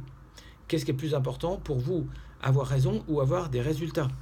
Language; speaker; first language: French; native; French